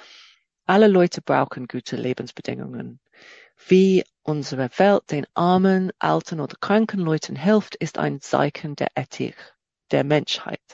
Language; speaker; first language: German; non-native, fluent; English